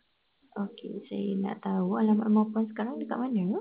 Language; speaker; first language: Malay; native; Malay